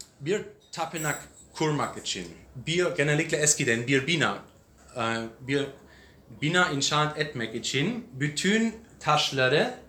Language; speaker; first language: Turkish; non-native, learner; English